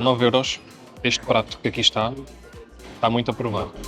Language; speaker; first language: Portuguese; native; Portuguese